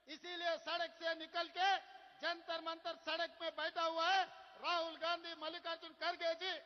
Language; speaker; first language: Hindi; non-native, local second language; Telugu